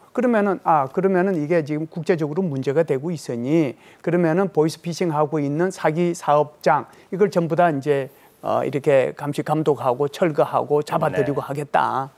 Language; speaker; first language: Korean; native; Korean